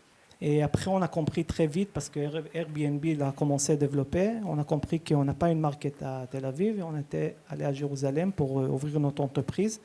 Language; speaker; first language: French; early bilingual, heritage; Hebrew